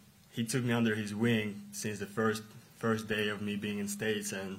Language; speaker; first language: English; non-native, fluent; Russian